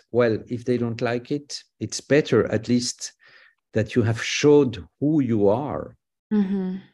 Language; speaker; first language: English; non-native, fluent; French